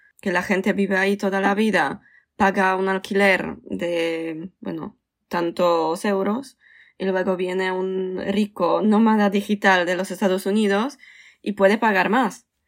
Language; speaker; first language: Spanish; non-native, fluent; Polish